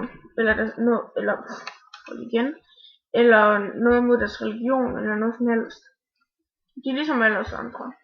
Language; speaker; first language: Danish; native; Danish